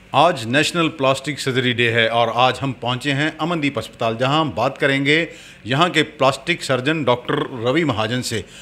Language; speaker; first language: Hindi; native; Hindi